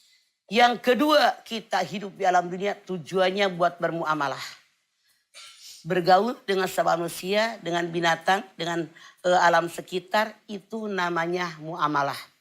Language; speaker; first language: Indonesian; native; Indonesian